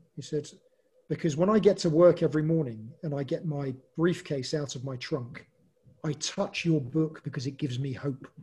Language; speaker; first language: English; native; English